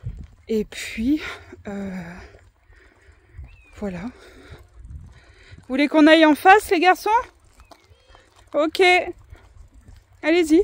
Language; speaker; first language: French; native; French